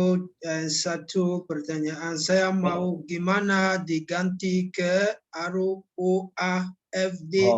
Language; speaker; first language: Indonesian; non-native, learner; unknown